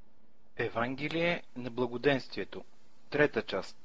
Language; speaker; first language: Bulgarian; native; Bulgarian